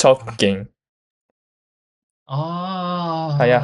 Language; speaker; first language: Cantonese; non-native, learner; Japanese